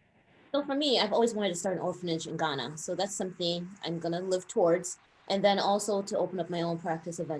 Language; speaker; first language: English; early bilingual, other home language; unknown